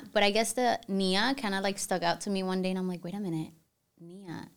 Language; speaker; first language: English; early bilingual, other home language; Spanish